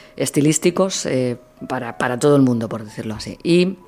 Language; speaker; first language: Spanish; native; Spanish